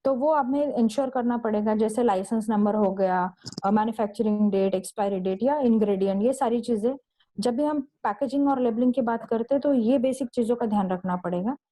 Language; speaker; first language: Hindi; non-native, local second language; Marathi